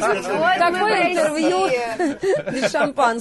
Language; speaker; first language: Russian; native; Russian